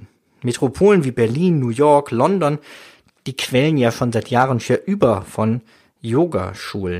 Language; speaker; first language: German; native; German